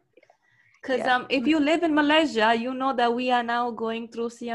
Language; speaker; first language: English; non-native, local second language; Tamil